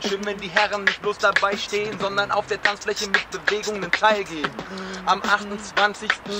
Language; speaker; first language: German; native; German